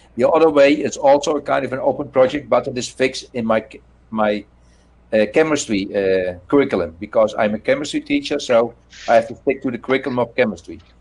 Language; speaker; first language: English; non-native, learner; Dutch